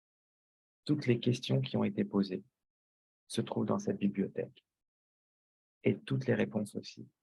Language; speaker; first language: French; native; French